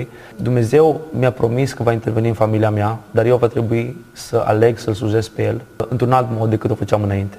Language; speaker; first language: Romanian; native; Romanian